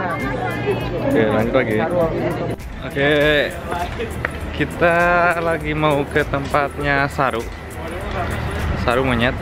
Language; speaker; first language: Indonesian; native; Indonesian